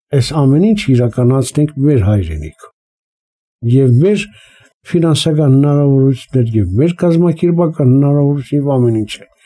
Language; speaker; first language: Armenian; native; Armenian